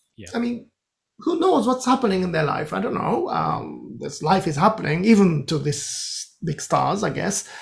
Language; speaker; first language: English; non-native, fluent; Japanese